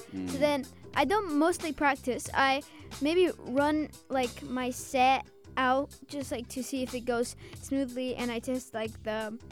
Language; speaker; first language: English; early bilingual, other home language; Azerbaijani